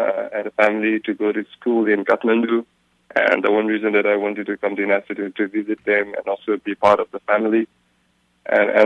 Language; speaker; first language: English; non-native, local second language; Eastern Tamang